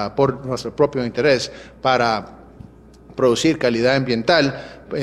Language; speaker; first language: Spanish; early bilingual, heritage; Spanish